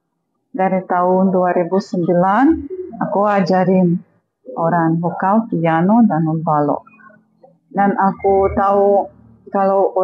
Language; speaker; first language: Indonesian; non-native, fluent; Russian